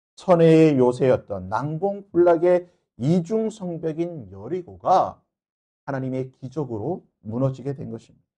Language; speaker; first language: Korean; native; Korean